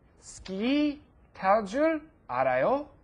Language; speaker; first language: Korean; non-native, learner; English